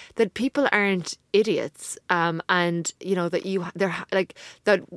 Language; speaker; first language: English; native; English